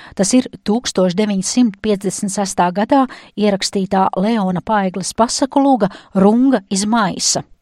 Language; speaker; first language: Latvian; native; Latvian